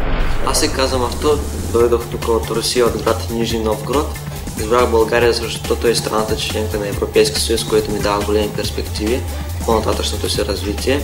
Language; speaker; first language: Bulgarian; non-native, fluent; Russian